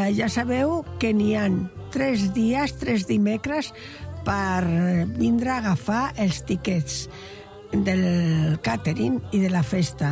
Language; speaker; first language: Catalan; non-native, local second language; Spanish